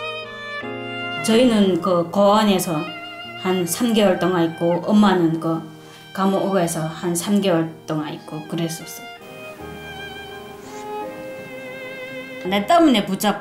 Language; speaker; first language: Korean; native; Korean